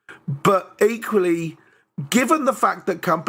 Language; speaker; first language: English; native; English